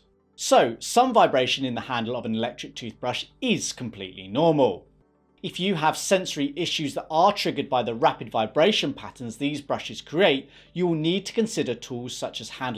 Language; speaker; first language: English; native; English